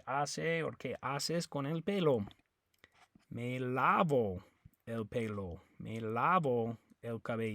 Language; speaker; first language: Spanish; non-native, fluent; English